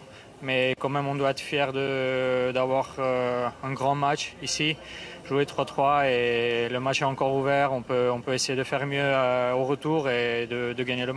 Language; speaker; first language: French; non-native, fluent; Armenian